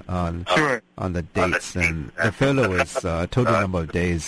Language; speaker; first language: English; non-native, local second language; Cantonese